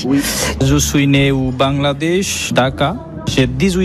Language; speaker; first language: French; non-native, learner; Bangla